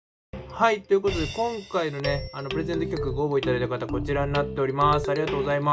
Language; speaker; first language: Japanese; native; Japanese